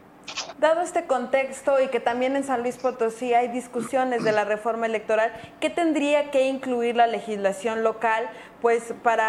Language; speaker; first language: Spanish; native; Spanish